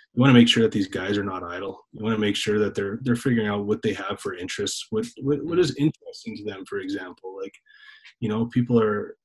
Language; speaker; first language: English; native; English